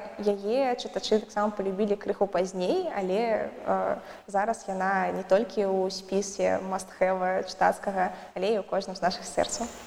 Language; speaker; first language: Belarusian; non-native, local second language; Russian